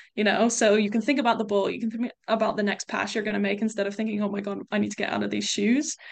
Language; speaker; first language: English; native; English